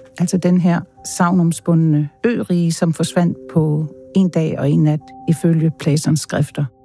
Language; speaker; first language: Danish; native; Danish